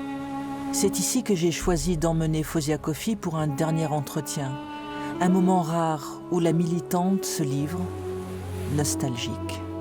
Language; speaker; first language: French; native; French